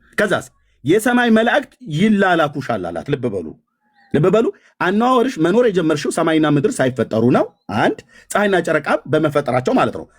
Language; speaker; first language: Amharic; native; Amharic